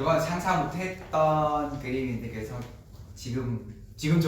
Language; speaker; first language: Korean; non-native, learner; Vietnamese